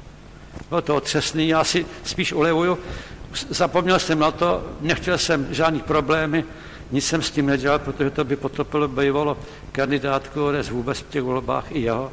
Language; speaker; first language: Czech; native; Czech